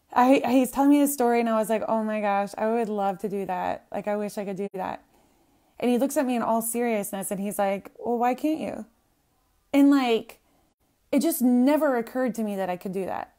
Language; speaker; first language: English; native; English